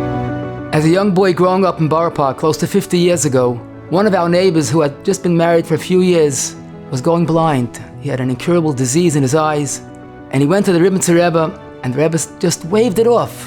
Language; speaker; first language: English; native; English